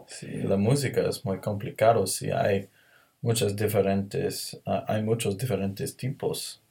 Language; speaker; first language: Spanish; non-native, learner; English